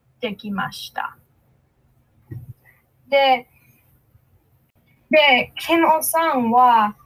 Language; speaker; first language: Japanese; non-native, learner; English